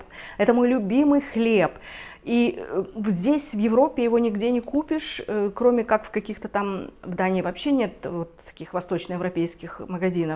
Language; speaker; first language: Russian; native; Russian